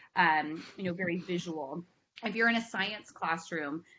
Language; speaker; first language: English; native; English